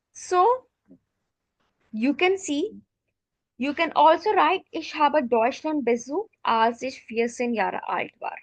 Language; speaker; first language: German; non-native, fluent; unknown